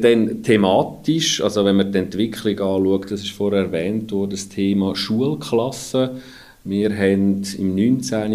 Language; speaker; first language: German; native; German